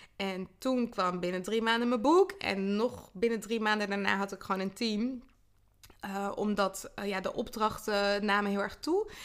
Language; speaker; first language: Dutch; native; Dutch